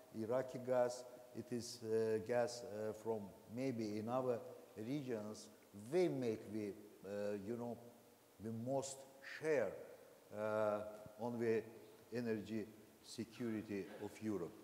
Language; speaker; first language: English; non-native, learner; Azerbaijani